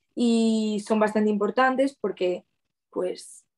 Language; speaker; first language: Spanish; native; Spanish